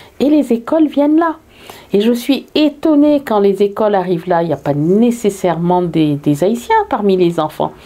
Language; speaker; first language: French; early bilingual, heritage; French